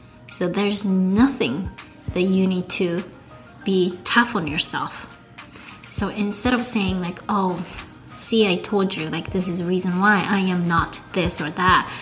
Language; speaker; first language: English; non-native, fluent; Japanese